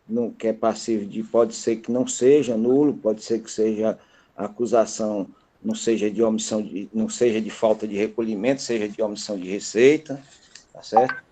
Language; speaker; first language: Portuguese; native; Portuguese